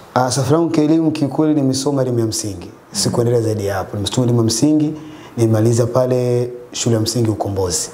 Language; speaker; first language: Swahili; native; Swahili